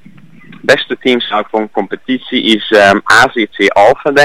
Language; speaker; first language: Dutch; non-native, learner; Hungarian